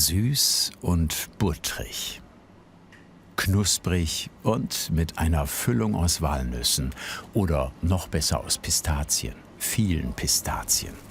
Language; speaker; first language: German; native; German